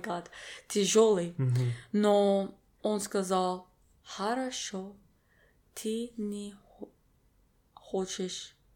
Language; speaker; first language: Russian; non-native, learner; English